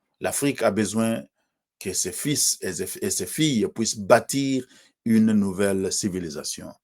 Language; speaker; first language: French; non-native, local second language; Swahili